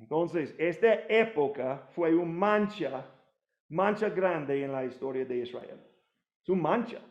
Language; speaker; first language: Spanish; non-native, learner; English